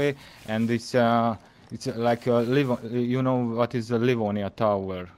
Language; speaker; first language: English; non-native, learner; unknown